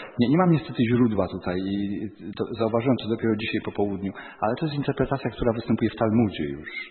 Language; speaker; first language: Polish; native; Polish